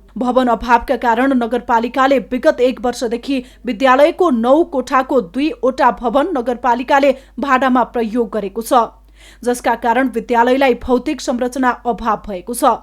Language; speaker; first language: Nepali; native; Nepali